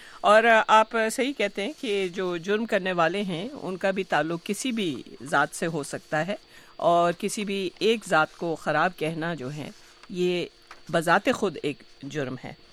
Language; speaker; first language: Urdu; native; Urdu